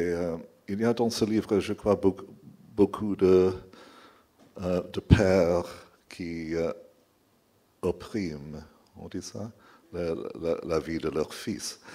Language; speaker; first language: French; non-native, fluent; English